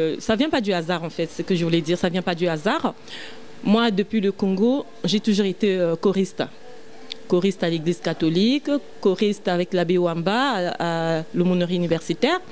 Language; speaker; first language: French; non-native, local second language; Lingala